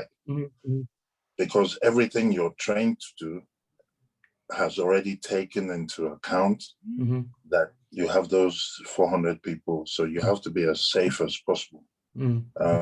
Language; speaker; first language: English; non-native, local second language; Yoruba